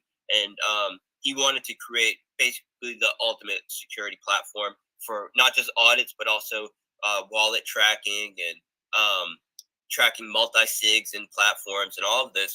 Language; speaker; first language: English; native; English